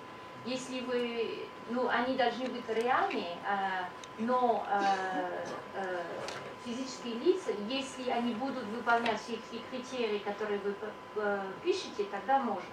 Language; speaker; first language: Russian; non-native, fluent; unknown